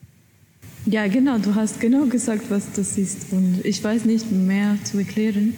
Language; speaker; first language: German; non-native, learner; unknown